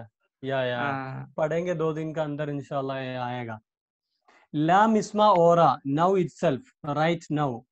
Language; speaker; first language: English; non-native, local second language; Hindi